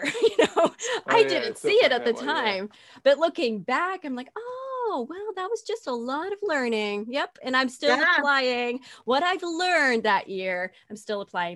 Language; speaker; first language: English; non-native, fluent; Dutch